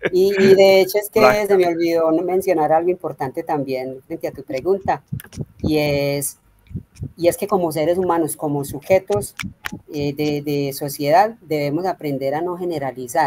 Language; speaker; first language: Spanish; native; Spanish